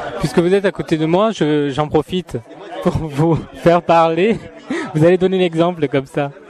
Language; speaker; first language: French; native; French